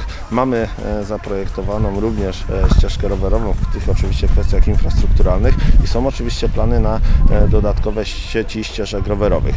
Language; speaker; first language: Polish; native; Polish